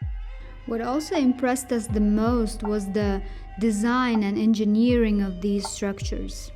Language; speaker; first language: English; non-native, fluent; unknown